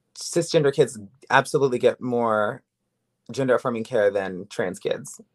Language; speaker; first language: English; native; English